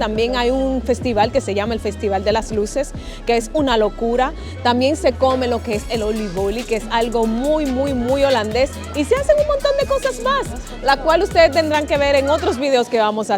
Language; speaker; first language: Spanish; native; Spanish